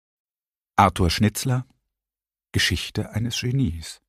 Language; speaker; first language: German; native; German